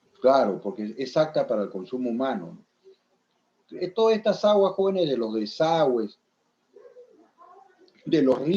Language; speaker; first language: Spanish; native; Spanish